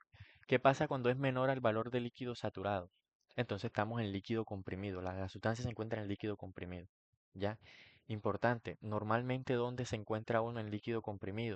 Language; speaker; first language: Spanish; native; Spanish